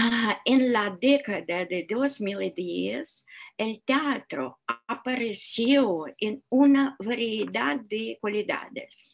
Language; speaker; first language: Spanish; non-native, fluent; Russian